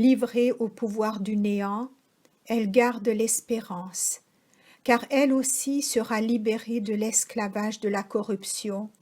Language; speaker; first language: French; native; French